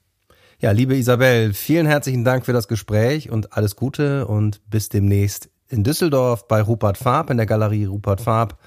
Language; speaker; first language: German; native; German